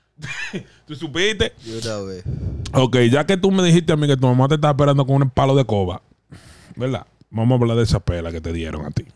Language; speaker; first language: Spanish; native; Spanish